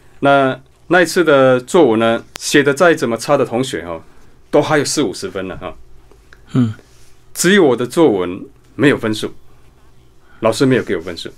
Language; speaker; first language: Chinese; non-native, local second language; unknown